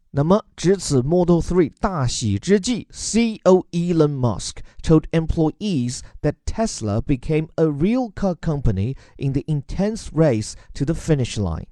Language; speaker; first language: English; non-native, fluent; Chinese